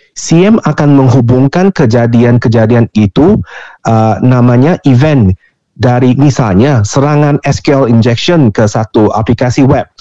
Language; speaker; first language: Indonesian; non-native, fluent; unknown